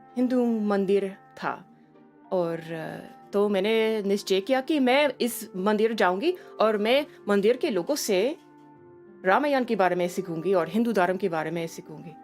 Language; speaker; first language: Hindi; non-native, learner; English